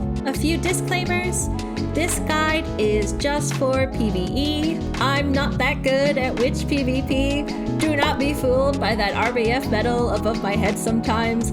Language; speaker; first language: English; native; English